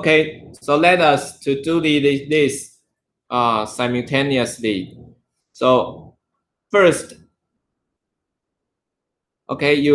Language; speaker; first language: English; non-native, learner; Chinese